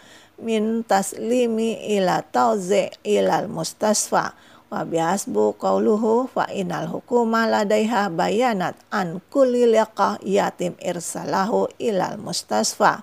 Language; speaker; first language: Arabic; non-native, fluent; Indonesian